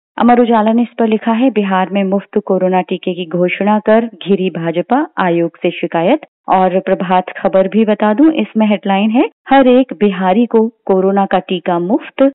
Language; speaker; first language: Hindi; native; Hindi